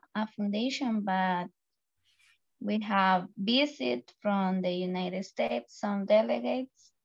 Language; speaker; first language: English; non-native, learner; Spanish